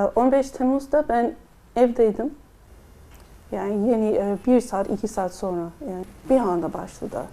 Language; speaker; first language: Turkish; non-native, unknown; English